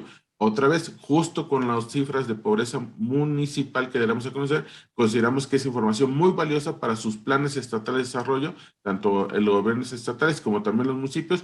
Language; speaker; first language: Spanish; native; Spanish